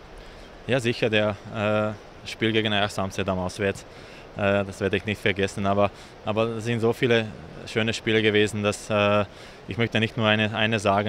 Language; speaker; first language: German; non-native, fluent; Slovak